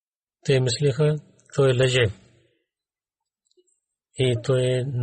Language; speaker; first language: Bulgarian; non-native, learner; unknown